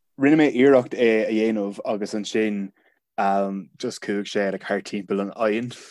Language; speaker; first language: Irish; non-native, local second language; English